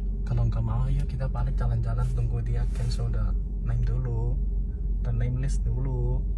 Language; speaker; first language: Indonesian; non-native, learner; Chinese